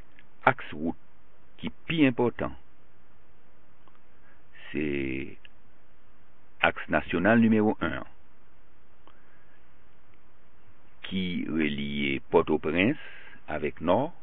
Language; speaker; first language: French; non-native, local second language; Haitian Creole